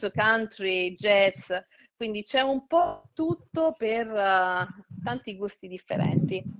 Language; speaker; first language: Italian; native; Italian